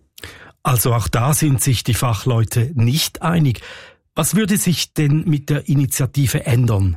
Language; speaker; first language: German; native; German